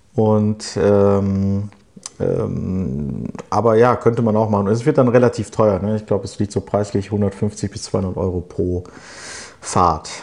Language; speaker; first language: German; early bilingual, other home language; Turkish